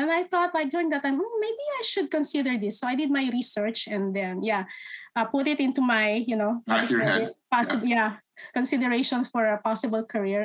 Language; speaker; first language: English; non-native, local second language; Filipino